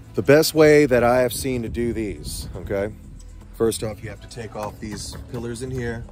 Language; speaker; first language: English; native; English